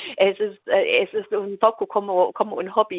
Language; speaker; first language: Spanish; non-native, learner; German